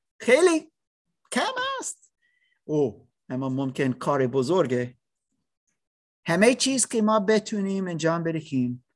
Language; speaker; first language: Persian; non-native, learner; English